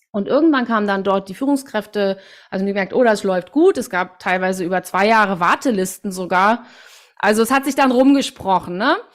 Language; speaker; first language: German; native; German